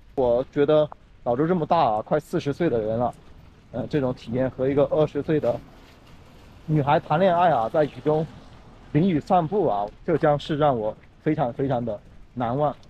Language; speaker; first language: Chinese; native; Chinese